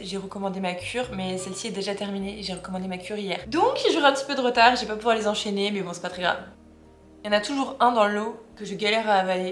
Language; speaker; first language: French; native; French